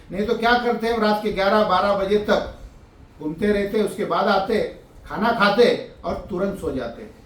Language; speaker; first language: Hindi; non-native, local second language; Marathi